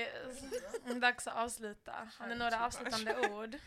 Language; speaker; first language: Swedish; native; Swedish